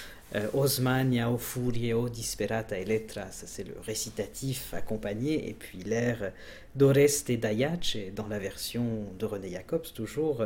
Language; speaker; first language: French; native; French